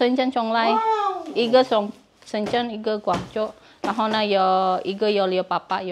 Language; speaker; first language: Chinese; non-native, learner; Indonesian